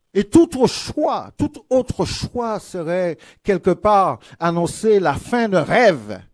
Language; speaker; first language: French; native; French